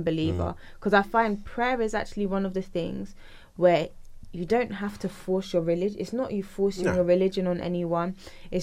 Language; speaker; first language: English; native; English